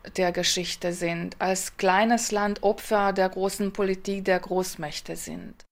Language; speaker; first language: German; non-native, fluent; Hungarian